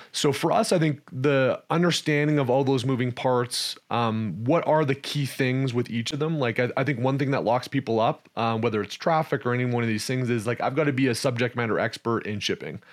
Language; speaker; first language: English; native; English